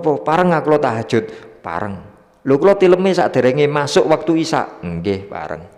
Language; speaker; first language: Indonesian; non-native, local second language; Javanese